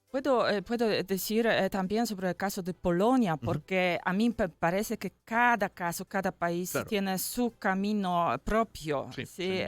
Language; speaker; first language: Spanish; non-native, fluent; Polish